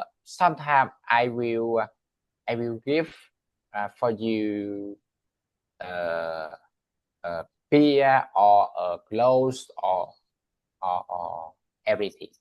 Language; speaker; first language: English; non-native, learner; Vietnamese